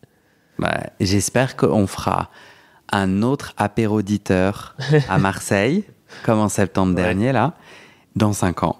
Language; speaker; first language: French; native; French